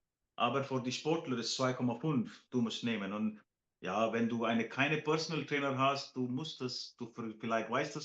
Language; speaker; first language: German; non-native, fluent; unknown